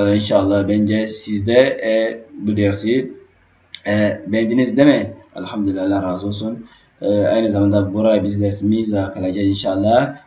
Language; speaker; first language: Turkish; non-native, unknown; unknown